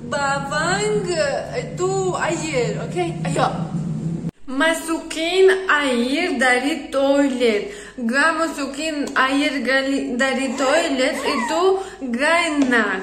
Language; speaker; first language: Indonesian; non-native, learner; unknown